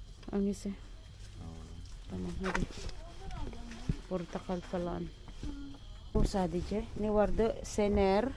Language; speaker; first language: Turkish; non-native, learner; Filipino